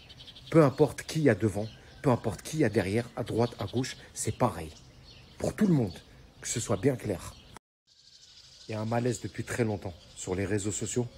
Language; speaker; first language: French; native; French